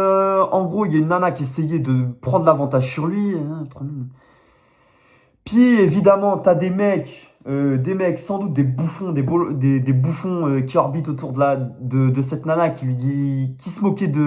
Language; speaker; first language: French; native; French